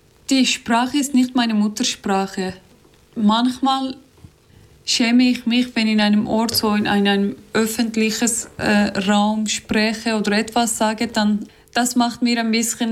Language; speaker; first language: German; non-native, learner; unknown